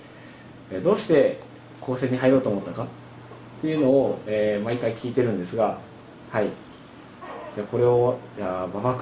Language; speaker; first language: Japanese; native; Japanese